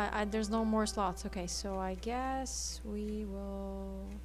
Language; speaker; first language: English; early bilingual, other home language; Italian